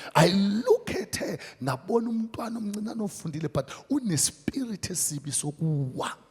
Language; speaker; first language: Zulu; non-native, local second language; Xhosa